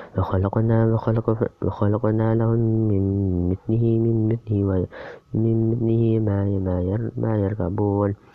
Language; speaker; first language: Arabic; non-native, learner; Indonesian